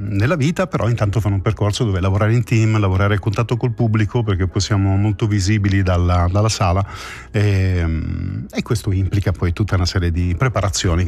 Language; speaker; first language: Italian; native; Italian